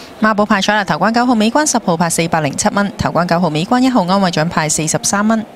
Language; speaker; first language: Cantonese; native; Cantonese